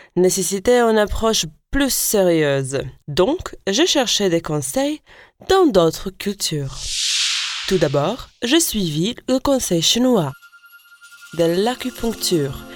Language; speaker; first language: French; non-native, fluent; Latvian